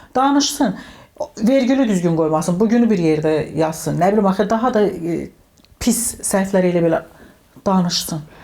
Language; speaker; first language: Azerbaijani; early bilingual, heritage; Azerbaijani